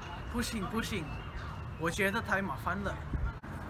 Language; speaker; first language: Chinese; non-native, learner; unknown